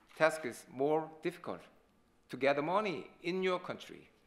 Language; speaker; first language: English; non-native, learner; Korean